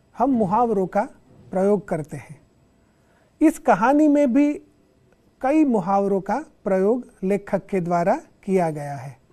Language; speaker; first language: Hindi; non-native, local second language; Gujarati